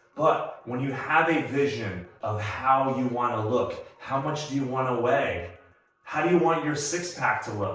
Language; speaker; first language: English; native; English